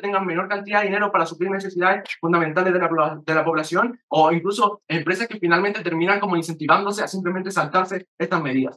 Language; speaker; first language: Spanish; native; Spanish